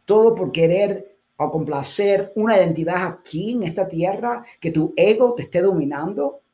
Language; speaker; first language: Spanish; early bilingual, heritage; Spanish